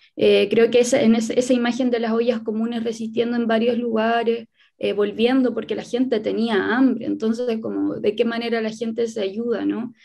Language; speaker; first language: Spanish; native; Spanish